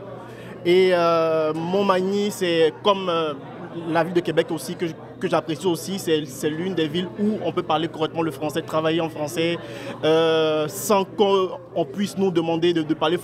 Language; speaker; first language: French; native; French